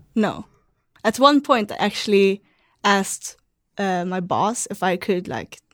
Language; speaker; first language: English; non-native, fluent; Swedish